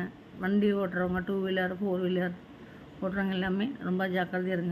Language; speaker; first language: Tamil; non-native, learner; Malayalam